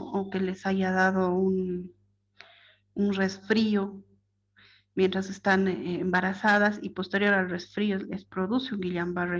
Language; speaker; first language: Spanish; native; Spanish